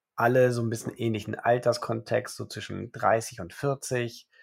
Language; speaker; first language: German; native; German